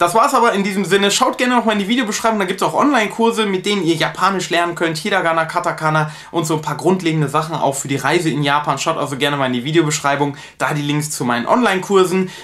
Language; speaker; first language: German; native; German